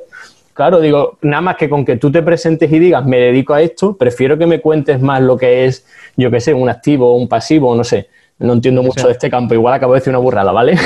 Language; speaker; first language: Spanish; native; Spanish